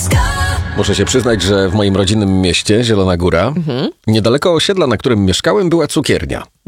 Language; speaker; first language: Polish; native; Polish